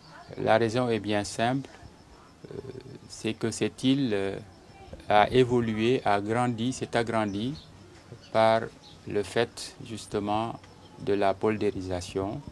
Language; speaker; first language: French; non-native, local second language; Serer